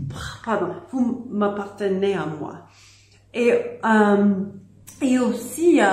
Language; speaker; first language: French; non-native, learner; English